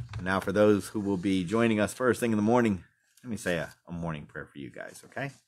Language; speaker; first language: English; native; English